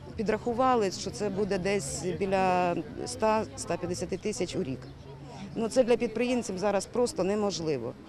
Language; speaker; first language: Ukrainian; non-native, local second language; Russian